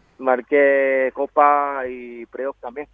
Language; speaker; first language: Spanish; non-native, learner; Japanese